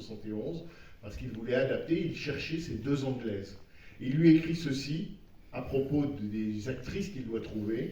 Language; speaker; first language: French; native; French